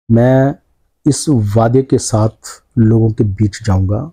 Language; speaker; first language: Hindi; native; Hindi